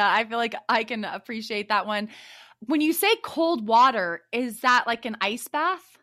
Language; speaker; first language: English; native; English